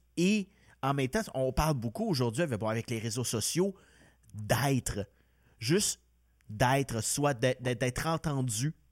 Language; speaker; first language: French; native; French